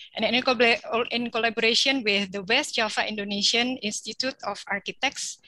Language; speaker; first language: English; non-native, fluent; Indonesian